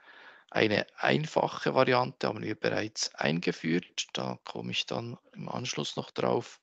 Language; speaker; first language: German; native; German